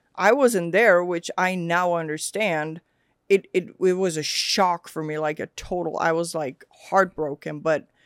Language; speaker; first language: English; early bilingual, other home language; Swedish